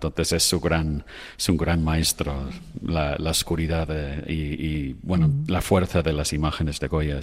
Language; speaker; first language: Spanish; non-native, fluent; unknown